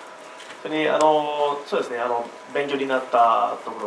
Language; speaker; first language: Japanese; non-native, learner; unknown